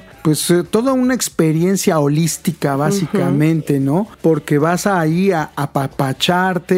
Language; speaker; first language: Spanish; native; Spanish